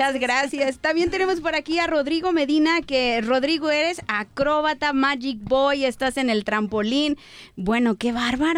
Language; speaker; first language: Spanish; native; Spanish